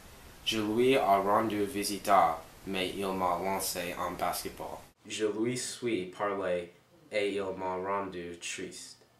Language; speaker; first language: French; non-native, learner; English